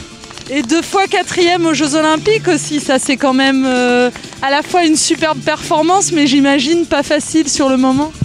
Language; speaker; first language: French; native; French